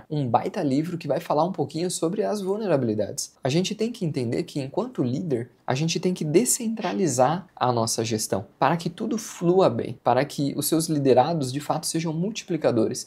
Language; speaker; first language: Portuguese; native; Portuguese